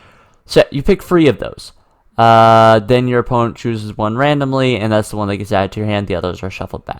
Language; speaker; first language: English; native; English